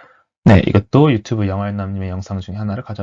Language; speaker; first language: Korean; native; Korean